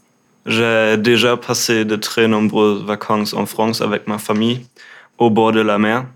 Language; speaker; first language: French; non-native, learner; German